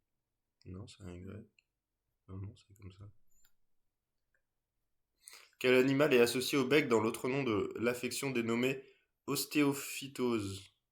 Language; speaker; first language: French; native; French